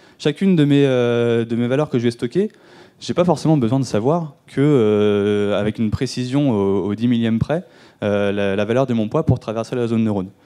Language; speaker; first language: French; native; French